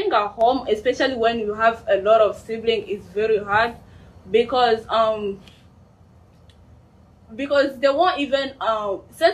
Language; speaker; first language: English; non-native, fluent; Swahili